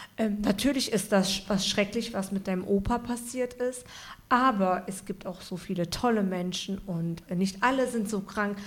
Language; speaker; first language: German; early bilingual, other home language; Turkish